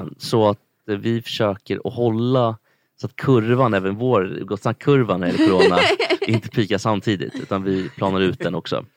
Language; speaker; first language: Swedish; native; Swedish